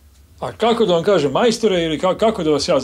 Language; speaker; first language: Bosnian; native; Bosnian